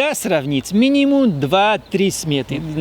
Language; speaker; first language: Russian; non-native, fluent; Spanish